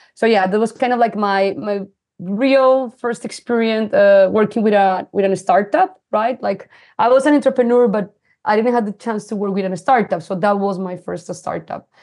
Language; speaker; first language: English; non-native, fluent; Spanish